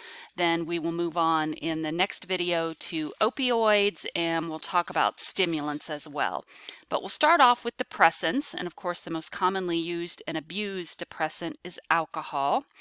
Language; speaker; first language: English; native; English